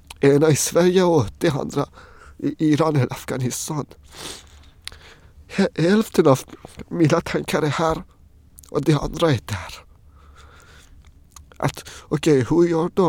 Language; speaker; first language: Swedish; non-native, fluent; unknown